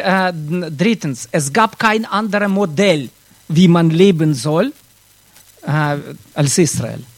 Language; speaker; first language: German; non-native, fluent; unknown